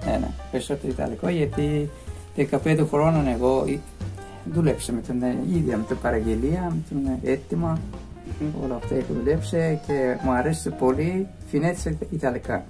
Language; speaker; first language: Greek; non-native, learner; Persian